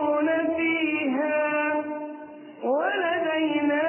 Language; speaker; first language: Arabic; native; Arabic